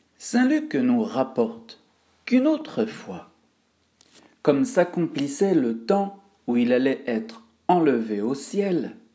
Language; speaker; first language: French; native; French